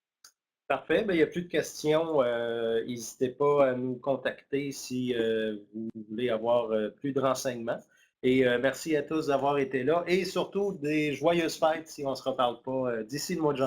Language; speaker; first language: French; native; French